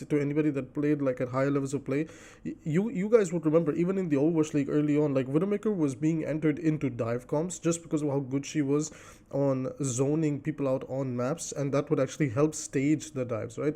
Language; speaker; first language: English; native; English